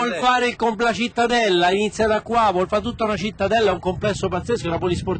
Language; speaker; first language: Italian; native; Italian